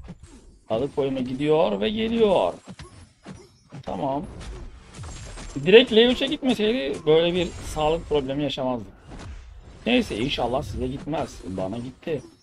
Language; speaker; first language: Turkish; native; Turkish